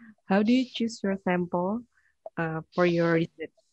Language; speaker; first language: English; non-native, fluent; Indonesian